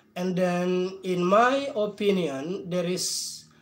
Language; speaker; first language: English; non-native, fluent; Indonesian